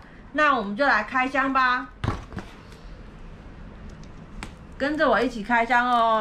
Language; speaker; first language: Chinese; native; Chinese